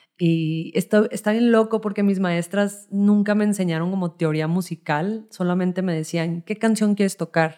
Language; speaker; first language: Spanish; native; Spanish